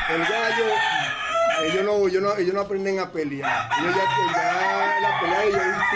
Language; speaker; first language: Spanish; native; Spanish